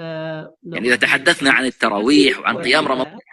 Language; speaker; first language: Arabic; native; Arabic